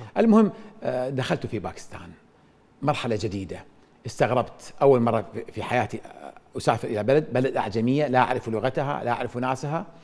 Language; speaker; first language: Arabic; native; Arabic